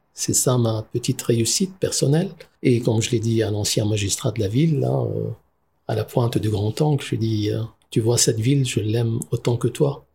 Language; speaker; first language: French; non-native, local second language; Arabic